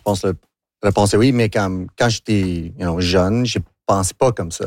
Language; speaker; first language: French; non-native, local second language; English